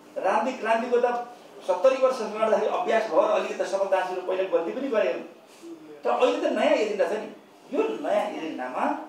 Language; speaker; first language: Nepali; native; Nepali